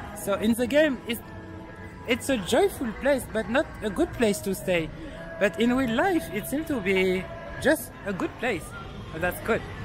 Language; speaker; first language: English; non-native, learner; French